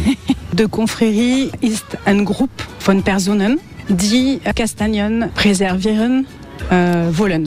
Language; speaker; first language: German; non-native, learner; French